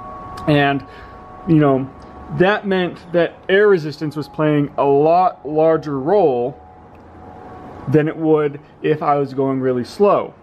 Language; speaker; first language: English; native; English